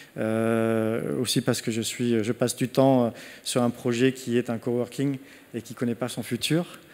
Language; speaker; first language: French; non-native, fluent; Danish